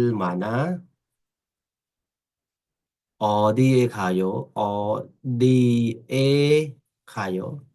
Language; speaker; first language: Korean; non-native, learner; Khmer